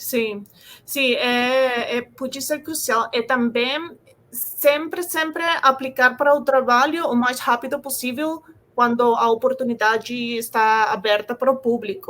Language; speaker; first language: Portuguese; non-native, fluent; Spanish